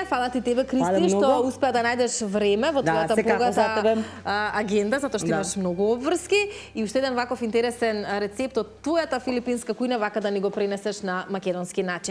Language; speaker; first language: Macedonian; native; Macedonian